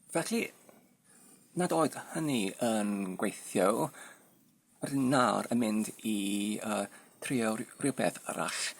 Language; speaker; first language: Welsh; non-native, learner; Polish